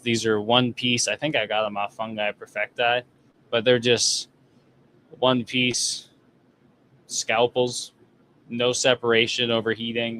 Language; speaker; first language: English; native; English